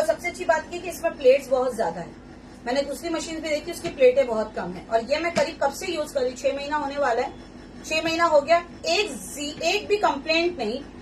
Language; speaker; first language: Hindi; native; Hindi